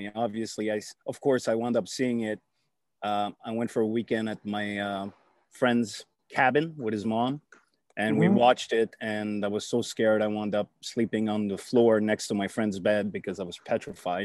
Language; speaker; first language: English; native; English